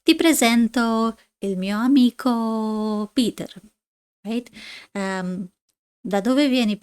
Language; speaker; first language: Italian; non-native, fluent; English